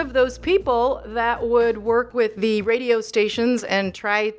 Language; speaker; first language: English; early bilingual, other home language; Macedonian